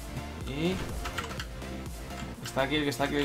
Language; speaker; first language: Spanish; native; Spanish